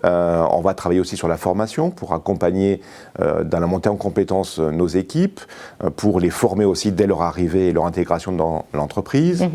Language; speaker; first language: French; native; French